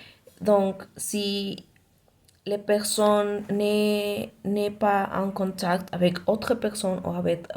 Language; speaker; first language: French; non-native, learner; Spanish